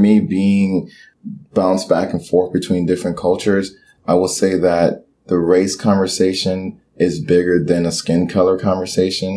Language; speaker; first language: English; early bilingual, other home language; Haitian Creole